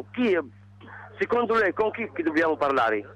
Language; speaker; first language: Italian; non-native, learner; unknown